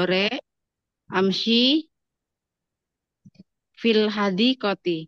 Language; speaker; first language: Arabic; non-native, learner; Indonesian